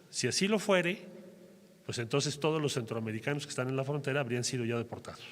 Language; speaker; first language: Spanish; native; Spanish